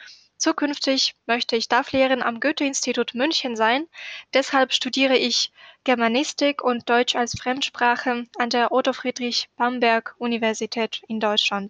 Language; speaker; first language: German; non-native, fluent; Ukrainian